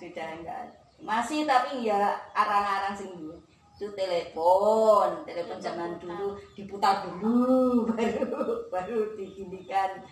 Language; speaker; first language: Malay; non-native, local second language; Javanese